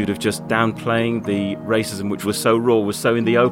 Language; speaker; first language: English; native; English